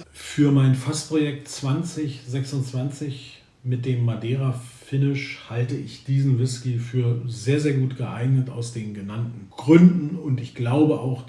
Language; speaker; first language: German; native; German